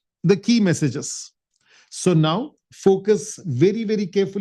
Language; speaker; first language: English; non-native, local second language; Urdu